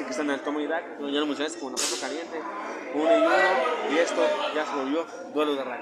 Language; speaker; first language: Spanish; native; Spanish